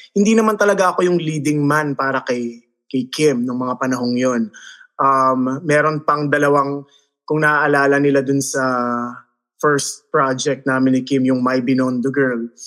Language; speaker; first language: Filipino; early bilingual, heritage; Filipino